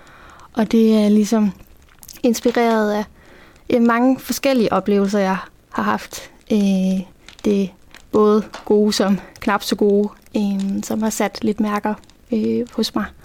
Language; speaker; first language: Danish; native; Danish